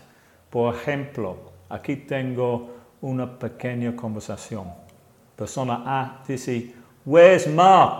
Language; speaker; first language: Spanish; non-native, fluent; English